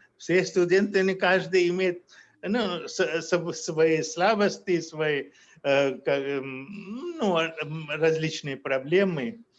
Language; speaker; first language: Russian; non-native, fluent; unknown